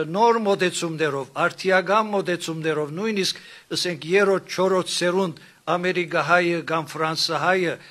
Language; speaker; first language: Armenian; native; Armenian